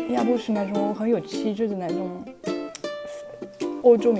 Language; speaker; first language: Chinese; non-native, fluent; French